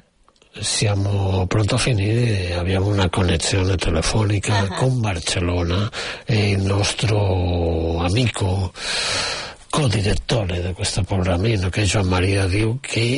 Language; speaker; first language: Italian; non-native, learner; Catalan